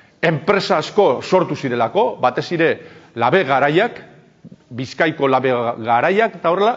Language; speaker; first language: Basque; native; Basque